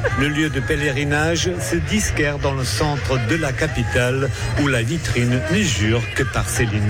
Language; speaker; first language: French; native; French